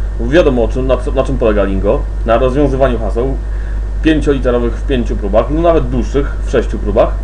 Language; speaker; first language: Polish; native; Polish